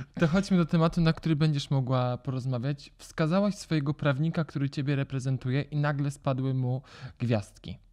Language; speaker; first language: Polish; native; Polish